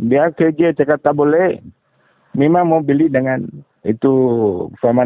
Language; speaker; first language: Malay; non-native, local second language; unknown